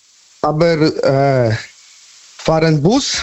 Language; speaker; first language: German; non-native, learner; Polish